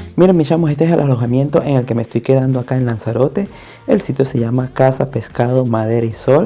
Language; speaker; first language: Spanish; native; Spanish